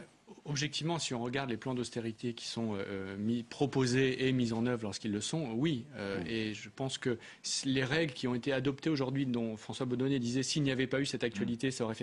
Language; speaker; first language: French; native; French